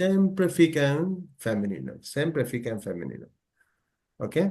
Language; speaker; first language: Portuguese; non-native, learner; Bangla